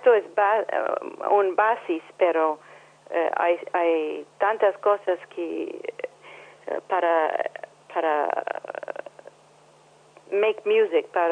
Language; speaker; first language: Spanish; non-native, learner; English